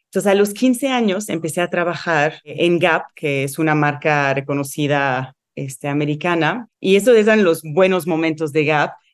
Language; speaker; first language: Spanish; non-native, fluent; Arabic